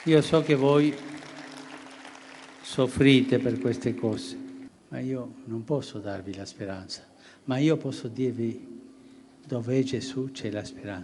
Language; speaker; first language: Italian; non-native, fluent; Spanish